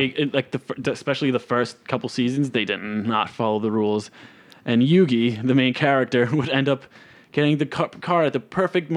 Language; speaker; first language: English; non-native, fluent; Italian